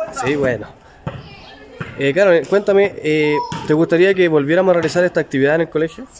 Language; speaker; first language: Spanish; native; Spanish